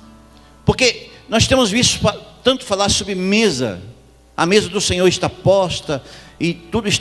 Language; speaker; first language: Portuguese; native; Portuguese